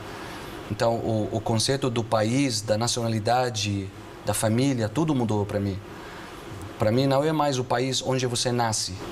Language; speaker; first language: Portuguese; non-native, fluent; Arabic